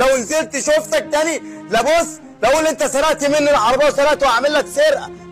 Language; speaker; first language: Arabic; native; Arabic